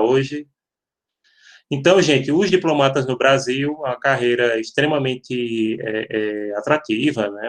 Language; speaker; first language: Portuguese; native; Portuguese